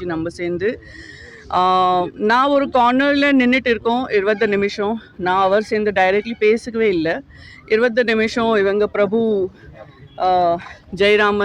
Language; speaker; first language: Tamil; non-native, learner; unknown